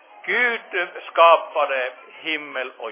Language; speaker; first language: Swedish; non-native, fluent; Finnish